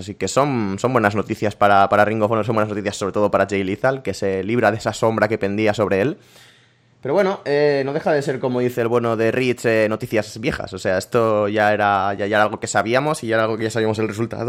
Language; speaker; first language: Spanish; native; Spanish